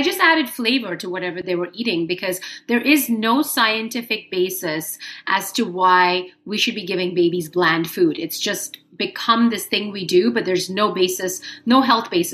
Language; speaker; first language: English; non-native, local second language; Hindi